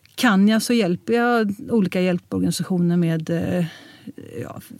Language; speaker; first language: Swedish; early bilingual, heritage; Swedish